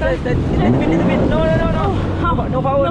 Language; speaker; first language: English; non-native, learner; Thai